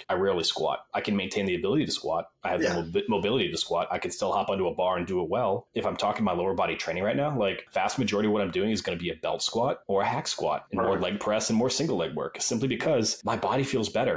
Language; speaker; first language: English; native; English